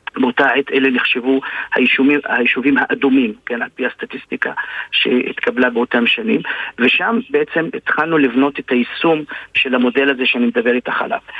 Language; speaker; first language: Hebrew; non-native, local second language; Arabic